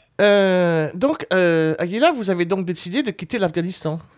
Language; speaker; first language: French; native; French